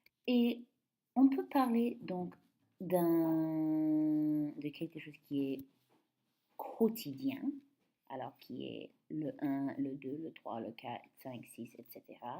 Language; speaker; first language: French; non-native, fluent; English